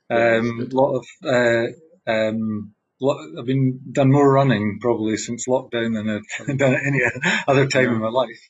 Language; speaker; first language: English; native; English